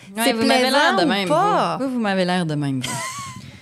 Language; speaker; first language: French; native; French